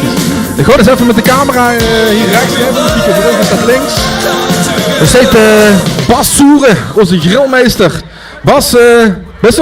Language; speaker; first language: Dutch; native; Dutch